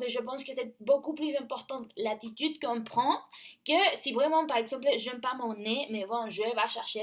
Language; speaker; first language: French; non-native, learner; Spanish